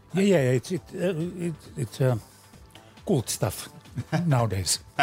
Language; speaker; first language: English; non-native, fluent; Finnish